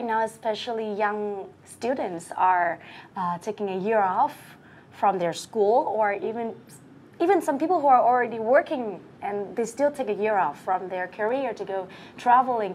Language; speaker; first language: English; non-native, fluent; Vietnamese